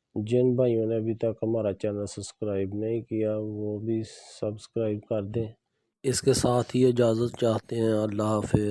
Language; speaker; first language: Urdu; non-native, local second language; Punjabi